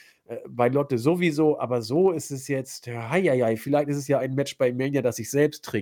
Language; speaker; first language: German; native; German